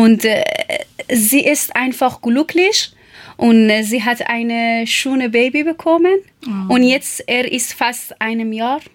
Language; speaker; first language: German; non-native, learner; Persian